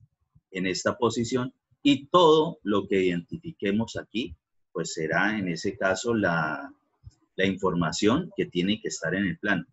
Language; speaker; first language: Spanish; native; Spanish